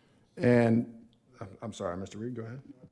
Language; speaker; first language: English; native; English